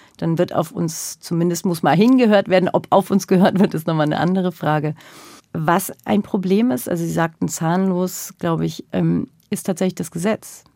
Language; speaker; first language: German; early bilingual, other home language; Turkish